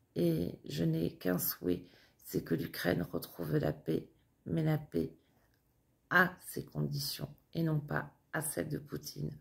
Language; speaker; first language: French; native; French